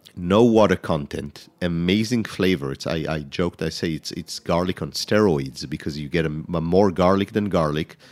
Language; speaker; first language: English; non-native, fluent; Hebrew